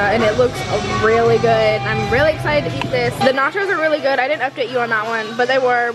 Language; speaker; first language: English; native; English